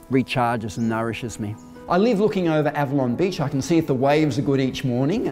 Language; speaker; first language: English; native; English